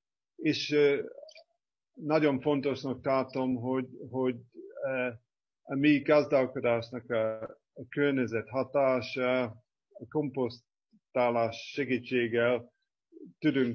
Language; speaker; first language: Hungarian; non-native, fluent; English